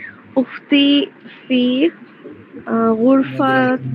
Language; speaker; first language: Arabic; non-native, learner; Bangla